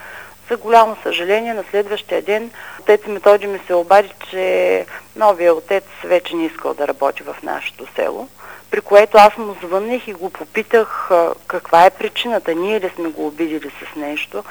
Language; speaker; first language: Bulgarian; native; Bulgarian